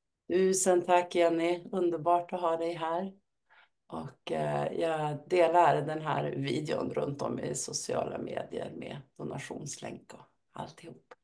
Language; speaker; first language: Swedish; native; Swedish